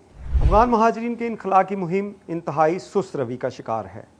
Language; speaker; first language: Urdu; native; Urdu